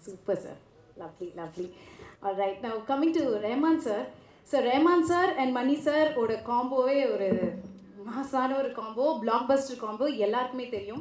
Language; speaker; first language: Tamil; native; Tamil